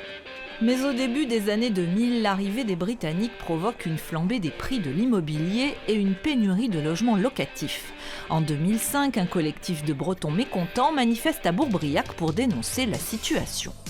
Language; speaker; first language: French; native; French